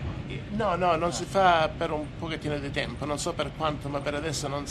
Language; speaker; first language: Italian; native; Italian